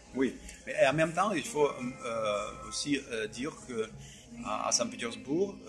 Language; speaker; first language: French; non-native, fluent; Russian